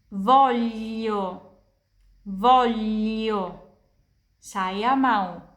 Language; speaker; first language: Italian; non-native, fluent; Indonesian